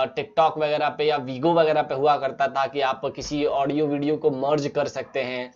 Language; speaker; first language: Hindi; native; Hindi